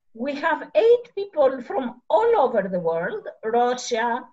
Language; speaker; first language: English; non-native, fluent; Greek